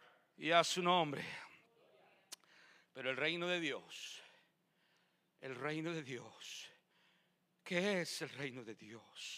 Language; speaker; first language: Spanish; native; Spanish